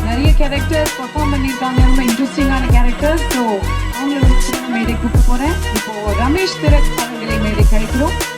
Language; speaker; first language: Tamil; native; Tamil